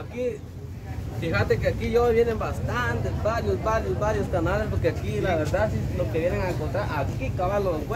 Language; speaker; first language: Spanish; native; Spanish